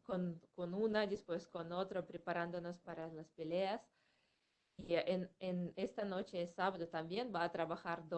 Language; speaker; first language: Spanish; non-native, fluent; Russian